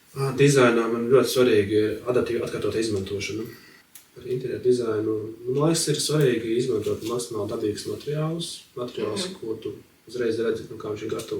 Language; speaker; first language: Latvian; native; Latvian